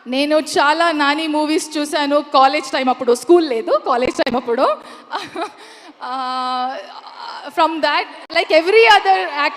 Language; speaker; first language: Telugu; non-native, learner; Kannada